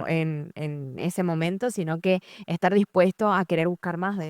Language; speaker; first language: Spanish; native; Spanish